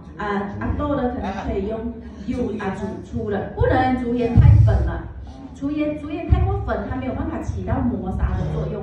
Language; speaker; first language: Chinese; native; Chinese